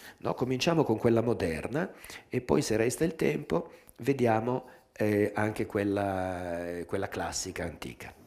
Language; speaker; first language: Italian; native; Italian